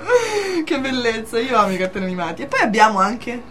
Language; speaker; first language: Italian; native; Italian